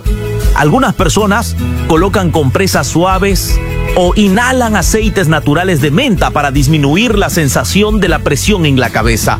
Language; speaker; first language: Spanish; native; Spanish